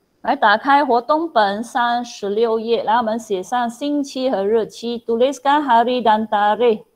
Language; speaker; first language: Malay; non-native, local second language; Chinese